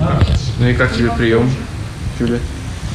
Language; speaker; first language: Russian; native; Russian